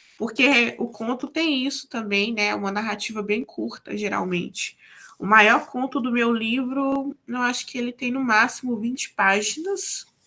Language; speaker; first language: Portuguese; native; Portuguese